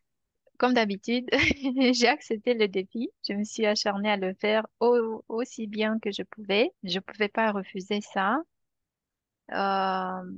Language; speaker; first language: French; non-native, fluent; Romanian